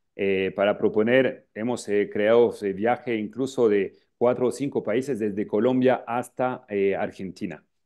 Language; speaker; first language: Spanish; non-native, fluent; French